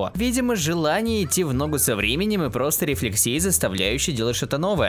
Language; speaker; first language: Russian; native; Russian